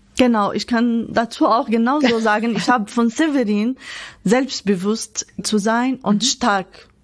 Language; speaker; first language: German; non-native, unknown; Arabic